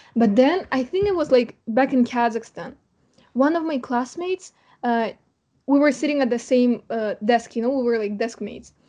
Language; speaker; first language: English; non-native, fluent; Kazakh